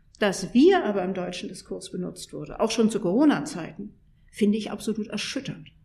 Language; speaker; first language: German; native; German